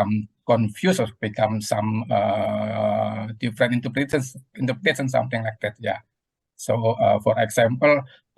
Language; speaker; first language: English; non-native, learner; Indonesian